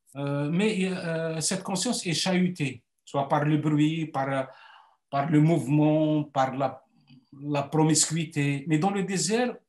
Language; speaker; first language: French; non-native, local second language; Arabic